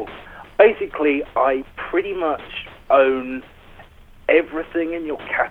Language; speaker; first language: English; native; English